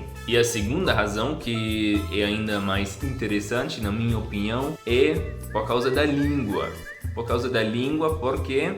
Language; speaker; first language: Portuguese; non-native, fluent; German